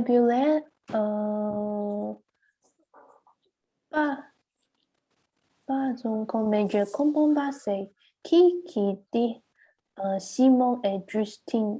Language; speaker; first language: French; non-native, learner; Chinese